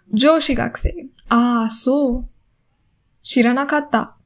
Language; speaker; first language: Japanese; non-native, learner; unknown